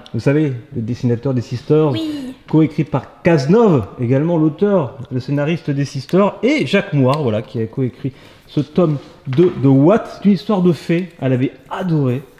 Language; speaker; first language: French; native; French